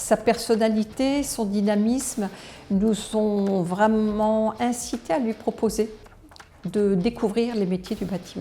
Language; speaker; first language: French; native; French